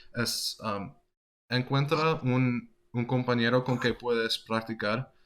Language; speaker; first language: Spanish; non-native, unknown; English